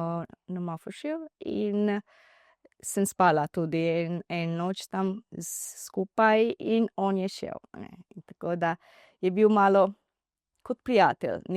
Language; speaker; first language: Slovenian; non-native, learner; Divehi